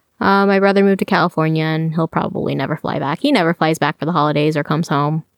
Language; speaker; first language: English; native; English